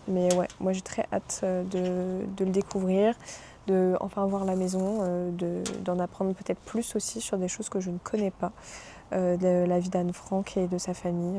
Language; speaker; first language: French; native; French